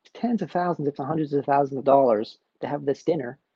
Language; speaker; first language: English; native; English